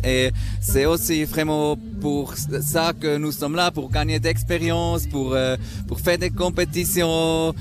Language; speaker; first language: French; non-native, local second language; German